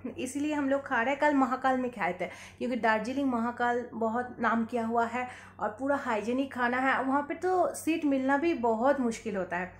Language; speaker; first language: Hindi; non-native, local second language; Bangla